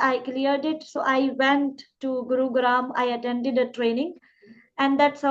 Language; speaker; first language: English; non-native, local second language; Hindi